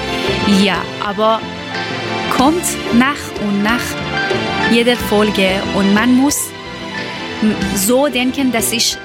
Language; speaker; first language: German; non-native, learner; Persian